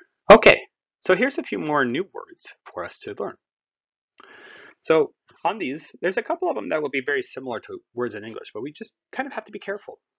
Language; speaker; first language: English; native; English